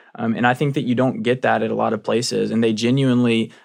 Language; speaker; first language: English; native; English